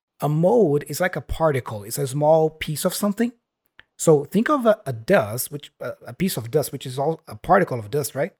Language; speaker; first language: English; non-native, fluent; Portuguese